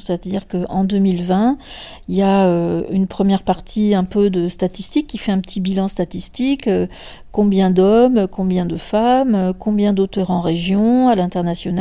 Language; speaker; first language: French; native; French